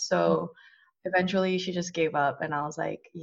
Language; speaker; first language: English; native; English